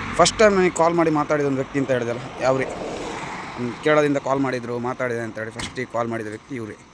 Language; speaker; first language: Kannada; native; Kannada